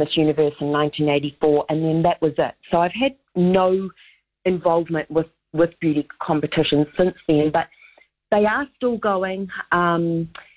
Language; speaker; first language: English; native; English